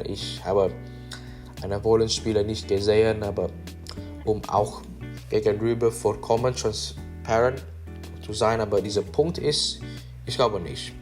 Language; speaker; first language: German; non-native, learner; English